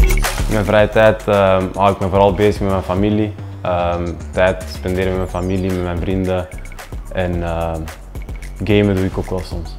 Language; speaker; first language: Dutch; early bilingual, other home language; Albanian